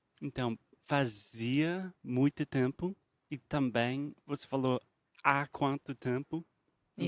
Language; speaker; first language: Portuguese; non-native, fluent; English